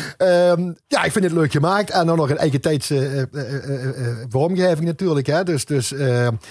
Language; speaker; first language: Dutch; non-native, local second language; Limburgish